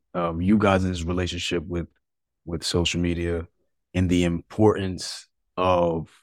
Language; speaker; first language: English; native; English